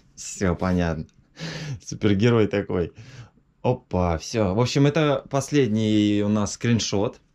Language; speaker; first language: Russian; native; Russian